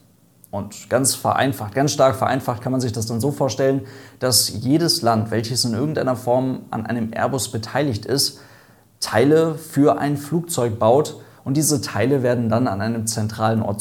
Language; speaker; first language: German; native; German